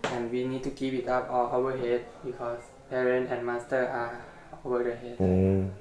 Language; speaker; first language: English; non-native, learner; Thai